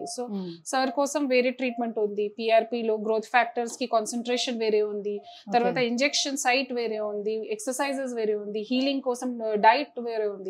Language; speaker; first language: Telugu; non-native, fluent; Hindi